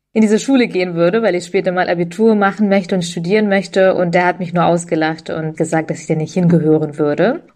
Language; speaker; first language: German; early bilingual, other home language; Russian